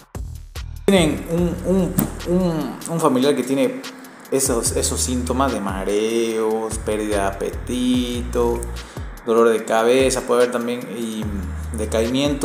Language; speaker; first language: Spanish; native; Spanish